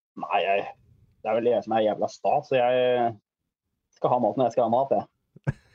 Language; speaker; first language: Norwegian; native; Norwegian